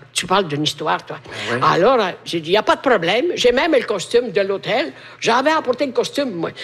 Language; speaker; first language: French; non-native, fluent; Italian